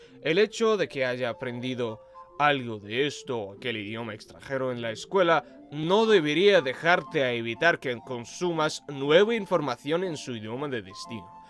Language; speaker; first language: Spanish; non-native, fluent; Russian